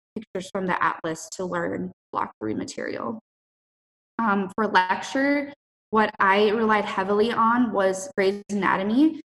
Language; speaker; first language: English; native; English